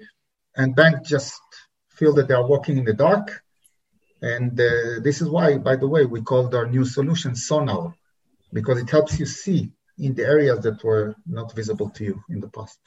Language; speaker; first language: English; non-native, fluent; Hebrew